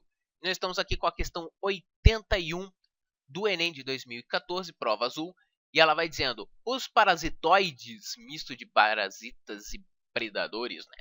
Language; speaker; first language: Portuguese; native; Portuguese